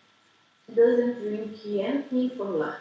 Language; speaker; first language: English; non-native, learner; Portuguese